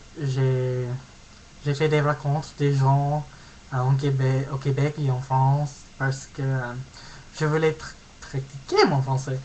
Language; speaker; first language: French; non-native, learner; English